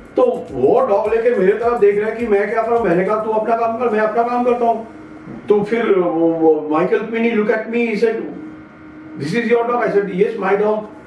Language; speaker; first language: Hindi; non-native, local second language; Bangla